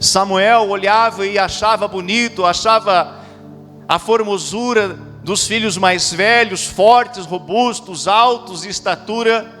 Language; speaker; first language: Portuguese; native; Portuguese